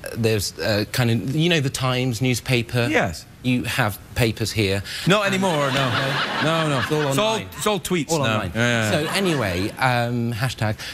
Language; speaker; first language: English; native; English